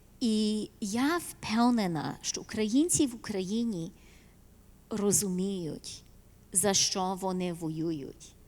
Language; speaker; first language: Ukrainian; early bilingual, heritage; Ukrainian